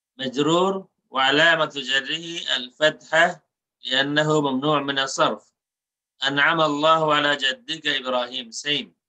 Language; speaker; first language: Arabic; non-native, fluent; Bangla